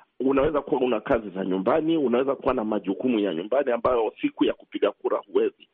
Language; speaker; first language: Swahili; native; Swahili